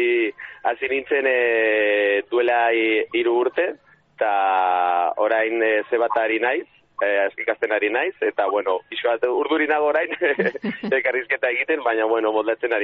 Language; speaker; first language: Basque; non-native, learner; Catalan